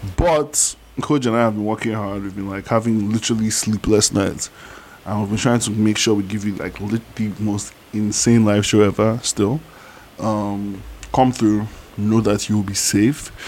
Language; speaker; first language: English; non-native, fluent; Yoruba